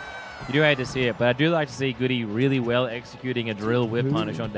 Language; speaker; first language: English; native; English